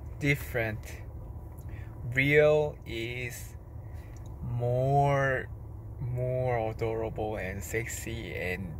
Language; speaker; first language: English; non-native, learner; Korean